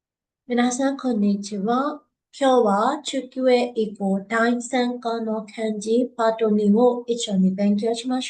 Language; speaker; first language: Japanese; non-native, fluent; Burmese